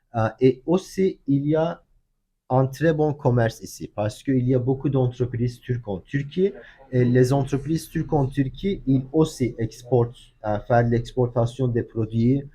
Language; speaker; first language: French; non-native, learner; Turkish